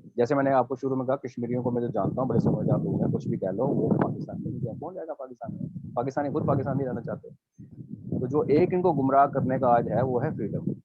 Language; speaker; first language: Hindi; non-native, local second language; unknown